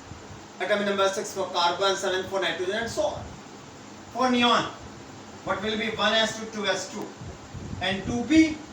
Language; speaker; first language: English; non-native, local second language; Hindi